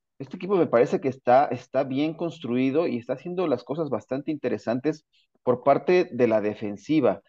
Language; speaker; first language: Spanish; native; Spanish